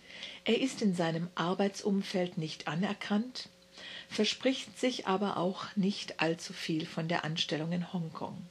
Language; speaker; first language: German; native; German